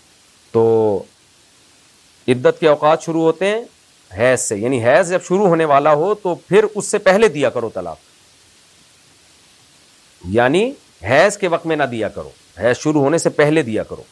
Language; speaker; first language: Urdu; native; Urdu